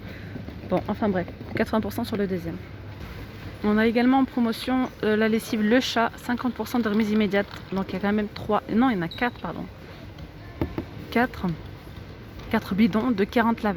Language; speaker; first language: French; native; French